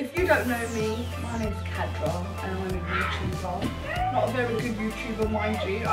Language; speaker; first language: English; native; English